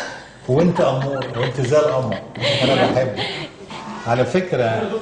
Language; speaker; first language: Arabic; native; Arabic